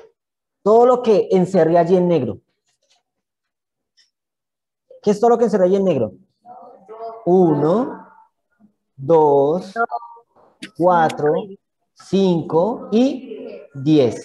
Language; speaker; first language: Spanish; native; Spanish